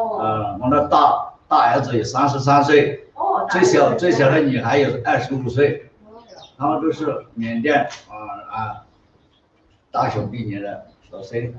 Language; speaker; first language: Chinese; non-native, local second language; Burmese